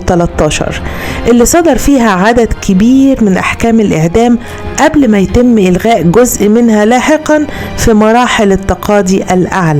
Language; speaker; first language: Arabic; native; Arabic